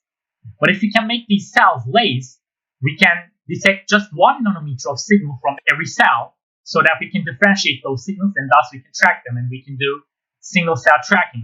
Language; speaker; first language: English; non-native, fluent; Turkish